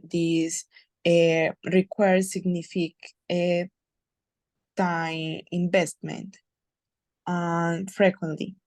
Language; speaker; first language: English; non-native, learner; Spanish